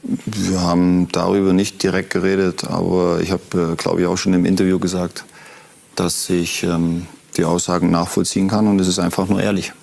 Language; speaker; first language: German; native; German